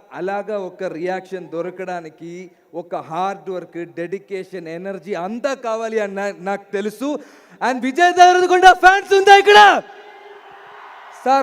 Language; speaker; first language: Telugu; non-native, learner; Malayalam